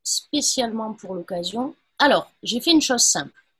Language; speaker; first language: French; native; French